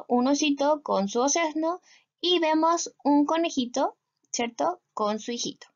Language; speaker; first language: Spanish; native; Spanish